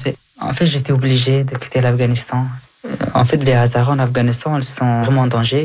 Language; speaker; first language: French; early bilingual, other home language; Hazaragi